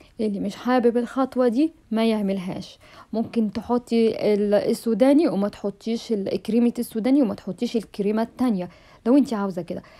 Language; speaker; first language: Arabic; native; Arabic